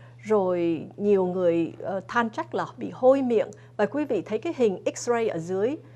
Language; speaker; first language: Vietnamese; early bilingual, other home language; English